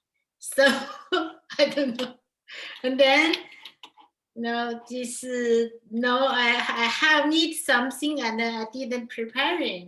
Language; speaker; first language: English; non-native, learner; Chinese